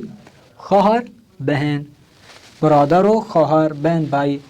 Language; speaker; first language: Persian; non-native, fluent; Urdu